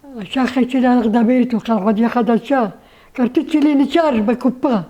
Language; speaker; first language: Hebrew; non-native, learner; Arabic